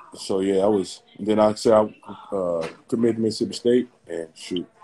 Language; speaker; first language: English; native; English